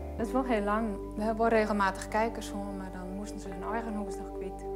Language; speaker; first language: Dutch; non-native, local second language; Western Frisian